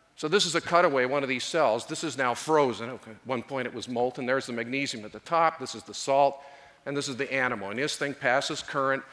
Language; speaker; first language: English; native; English